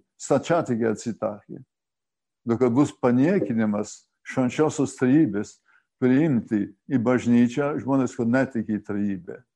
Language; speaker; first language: Lithuanian; early bilingual, heritage; Lithuanian